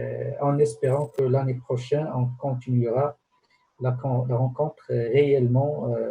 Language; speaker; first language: French; non-native, local second language; Arabic